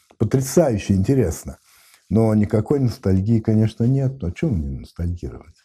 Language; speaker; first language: Russian; non-native, fluent; French